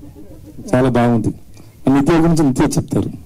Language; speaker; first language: Telugu; non-native, learner; Tamil